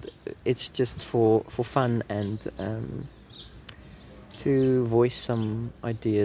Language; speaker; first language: English; non-native, local second language; Afrikaans